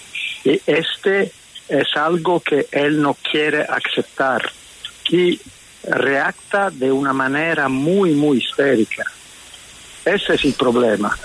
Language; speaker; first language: Spanish; non-native, fluent; Italian